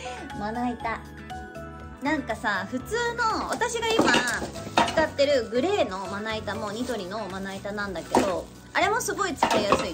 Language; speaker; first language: Japanese; native; Japanese